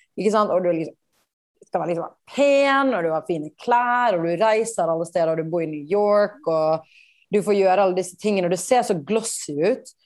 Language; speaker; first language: Norwegian; native; Norwegian